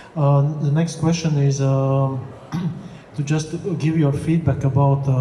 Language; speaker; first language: English; non-native, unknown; Latvian